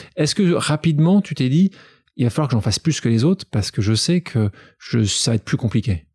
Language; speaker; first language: French; native; French